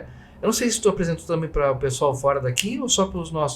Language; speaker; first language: Portuguese; native; Portuguese